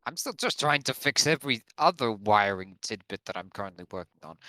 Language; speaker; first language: English; non-native, fluent; Latvian